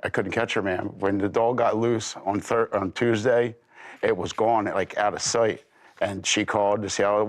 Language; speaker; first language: English; native; English